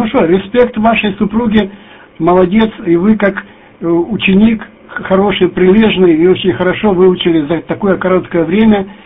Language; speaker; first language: Russian; native; Russian